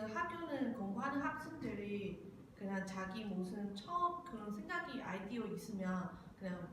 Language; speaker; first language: Korean; non-native, learner; Chinese